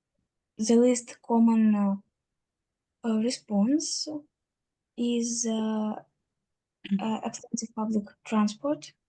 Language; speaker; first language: English; non-native, learner; Russian